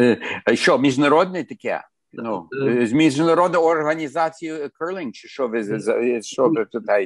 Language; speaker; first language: Ukrainian; early bilingual, heritage; Ukrainian